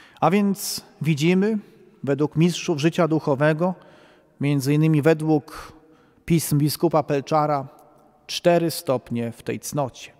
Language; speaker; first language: Polish; native; Polish